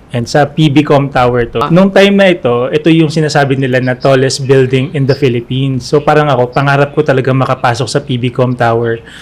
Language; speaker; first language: Filipino; native; Filipino